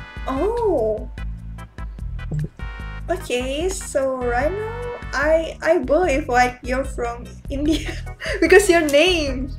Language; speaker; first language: English; non-native, learner; Indonesian